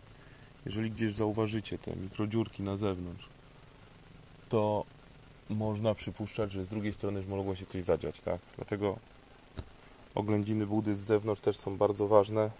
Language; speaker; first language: Polish; native; Polish